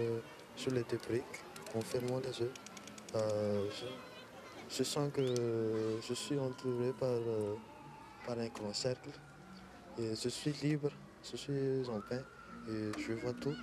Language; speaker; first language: French; non-native, local second language; Malagasy